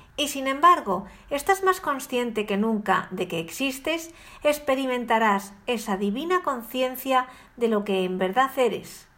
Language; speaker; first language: Spanish; native; Spanish